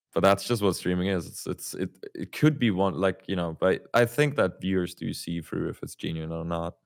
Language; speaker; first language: English; non-native, fluent; German